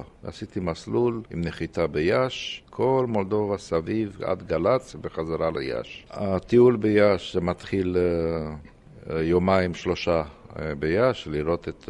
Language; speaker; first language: Hebrew; non-native, fluent; Romanian